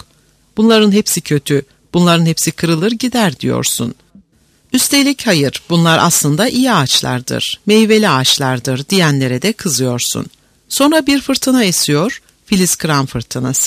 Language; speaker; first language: Turkish; native; Turkish